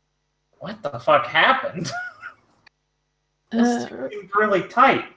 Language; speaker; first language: English; native; English